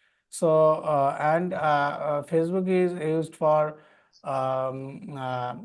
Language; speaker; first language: English; non-native, learner; Bangla